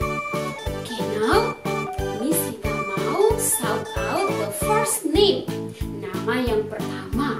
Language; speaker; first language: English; non-native, fluent; Indonesian